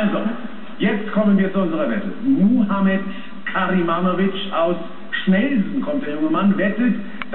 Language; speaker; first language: German; native; German